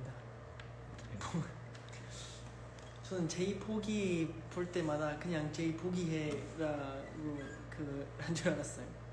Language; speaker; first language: Korean; early bilingual, heritage; English